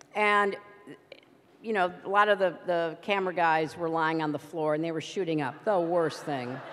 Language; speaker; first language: English; native; English